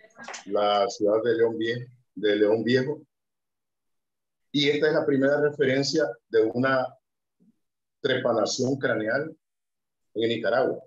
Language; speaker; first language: Spanish; native; Spanish